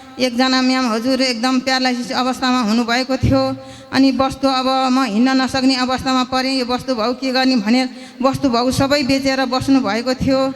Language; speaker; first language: Nepali; native; Nepali